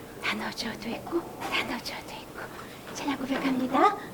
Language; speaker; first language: Korean; native; Korean